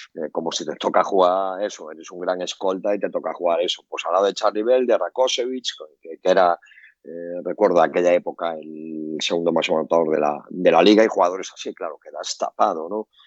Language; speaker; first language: Spanish; native; Spanish